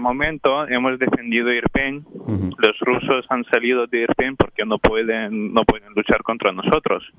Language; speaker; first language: Spanish; non-native, fluent; Ukrainian